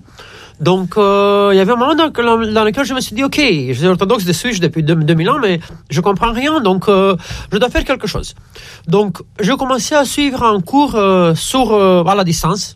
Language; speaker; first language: French; non-native, fluent; Romanian